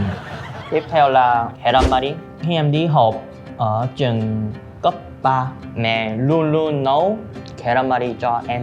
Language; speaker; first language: Vietnamese; non-native, learner; Korean